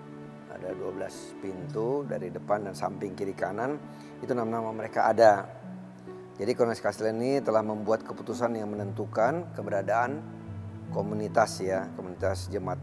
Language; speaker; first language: Indonesian; native; Indonesian